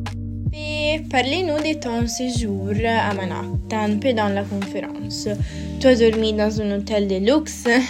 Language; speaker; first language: French; non-native, learner; Italian